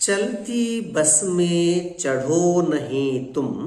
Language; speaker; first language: Hindi; non-native, local second language; Kannada